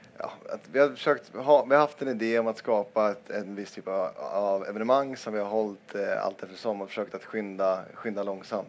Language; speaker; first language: Swedish; native; Swedish